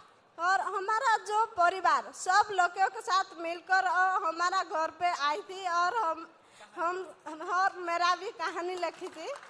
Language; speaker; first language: Hindi; non-native, local second language; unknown